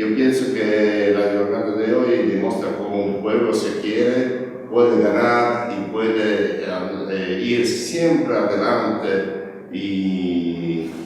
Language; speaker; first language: Spanish; non-native, learner; Italian